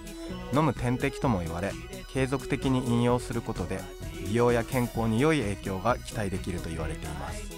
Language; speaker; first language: Japanese; native; Japanese